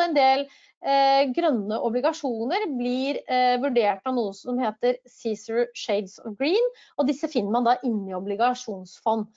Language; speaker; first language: Norwegian; native; Norwegian